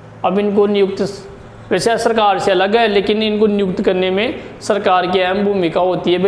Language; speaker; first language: Hindi; native; Hindi